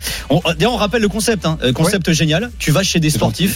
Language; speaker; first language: French; native; French